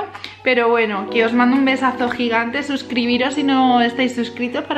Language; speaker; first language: Spanish; native; Spanish